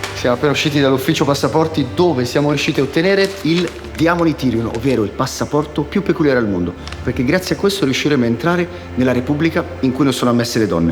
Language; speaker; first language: Italian; native; Italian